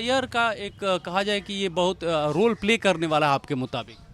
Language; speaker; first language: Hindi; native; Hindi